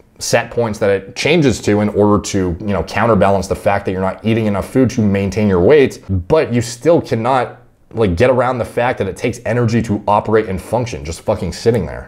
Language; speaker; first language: English; native; English